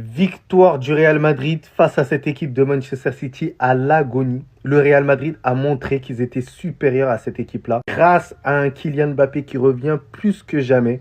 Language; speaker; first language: French; native; French